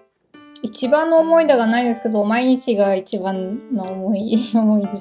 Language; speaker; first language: Japanese; non-native, learner; German